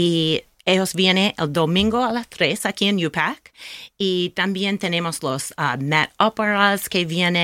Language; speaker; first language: Spanish; non-native, learner; English